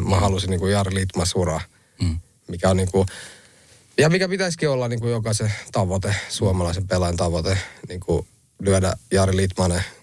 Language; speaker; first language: Finnish; early bilingual, other home language; Albanian